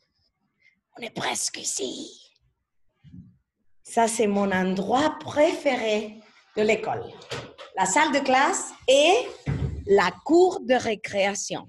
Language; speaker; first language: French; non-native, fluent; Spanish